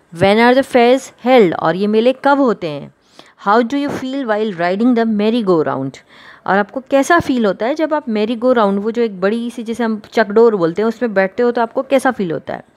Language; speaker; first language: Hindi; non-native, local second language; Gujarati